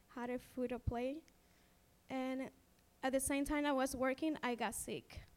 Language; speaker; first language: English; non-native, fluent; Spanish